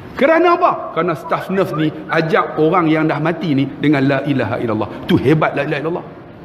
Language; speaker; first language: Malay; native; Malay